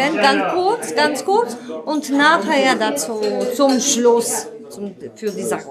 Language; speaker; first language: German; non-native, learner; Polish